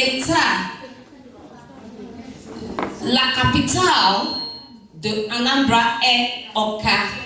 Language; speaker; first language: French; non-native, learner; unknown